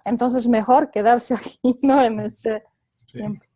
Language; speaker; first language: Spanish; non-native, fluent; Polish